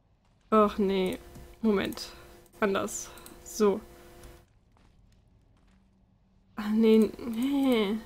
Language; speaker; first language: German; native; German